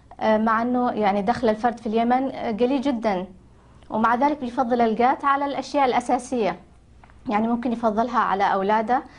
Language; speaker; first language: Arabic; native; Arabic